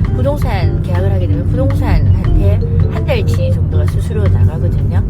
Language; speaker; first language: Korean; native; Korean